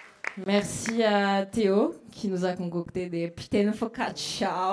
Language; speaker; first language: French; native; French